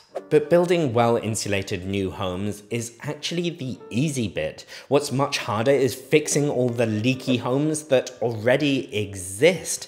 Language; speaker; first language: English; native; English